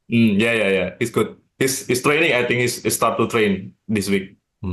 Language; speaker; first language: English; non-native, learner; Indonesian